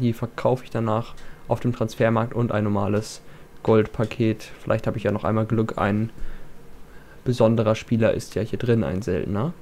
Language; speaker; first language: German; native; German